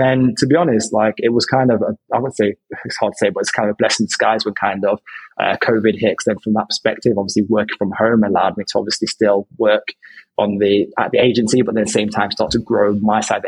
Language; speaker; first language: English; native; English